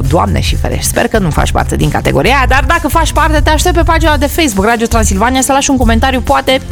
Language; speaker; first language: Romanian; native; Romanian